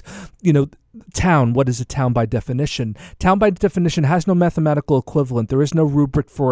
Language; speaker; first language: English; native; English